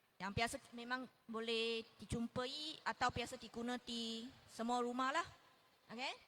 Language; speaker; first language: Malay; non-native, local second language; Chinese